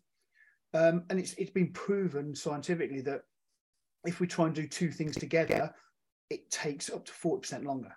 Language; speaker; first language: English; native; English